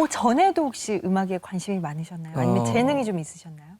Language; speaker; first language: Korean; native; Korean